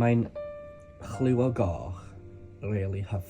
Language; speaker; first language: Welsh; non-native, local second language; English